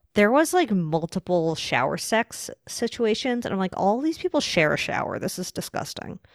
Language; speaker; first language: English; native; English